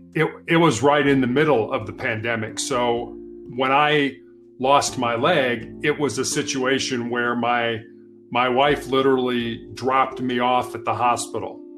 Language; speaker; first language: English; native; English